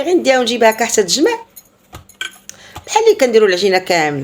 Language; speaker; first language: Arabic; native; Arabic